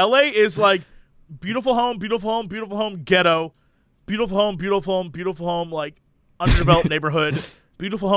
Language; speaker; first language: English; native; English